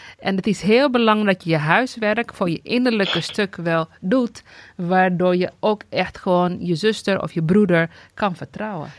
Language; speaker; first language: Dutch; non-native, fluent; Tigrinya